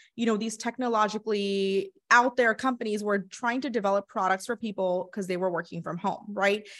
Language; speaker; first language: English; early bilingual, other home language; Hindi